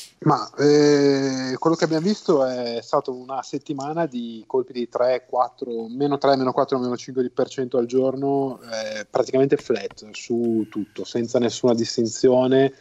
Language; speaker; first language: Italian; native; Italian